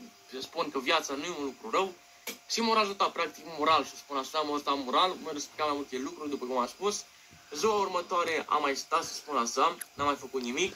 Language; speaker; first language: Romanian; native; Romanian